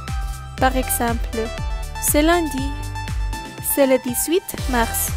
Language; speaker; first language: French; non-native, learner; Spanish